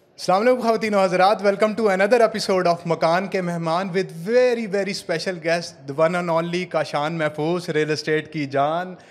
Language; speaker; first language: Urdu; native; Urdu